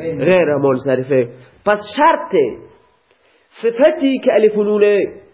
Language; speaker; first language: Persian; non-native, local second language; Baluchi